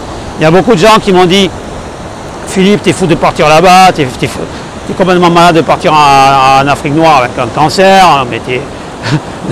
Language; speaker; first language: French; native; French